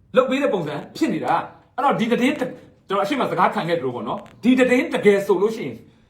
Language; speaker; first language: Burmese; non-native, local second language; Shwe Palaung